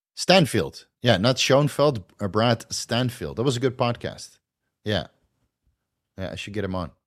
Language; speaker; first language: English; non-native, fluent; Dutch